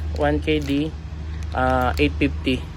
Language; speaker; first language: English; non-native, local second language; Filipino